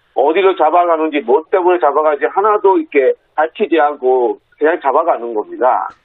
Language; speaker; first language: Korean; non-native, fluent; Burmese